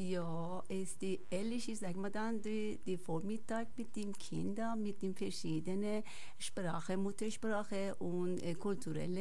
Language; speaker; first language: German; non-native, local second language; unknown